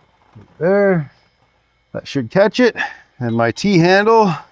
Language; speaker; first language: English; native; English